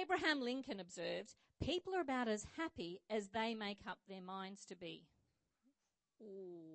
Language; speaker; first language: English; native; English